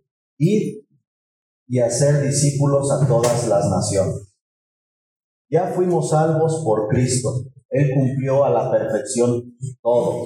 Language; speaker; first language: Spanish; native; Spanish